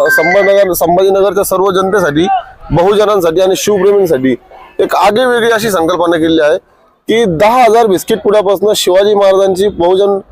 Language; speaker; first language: Marathi; native; Marathi